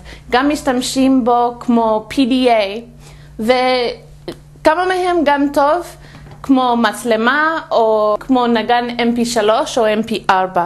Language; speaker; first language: Hebrew; non-native, fluent; English